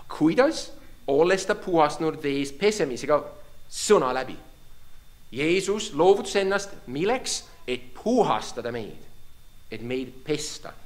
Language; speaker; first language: Estonian; non-native, fluent; English